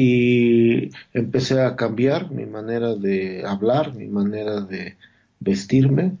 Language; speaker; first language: Spanish; non-native, local second language; Zapotec